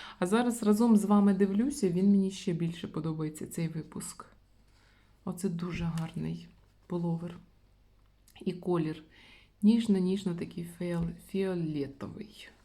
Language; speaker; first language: Ukrainian; non-native, local second language; Russian